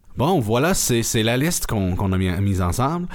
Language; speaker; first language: French; native; French